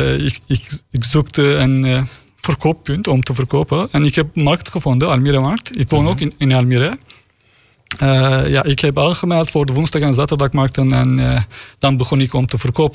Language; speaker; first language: Dutch; non-native, learner; Turkish